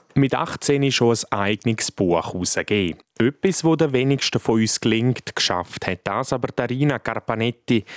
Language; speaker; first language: German; native; German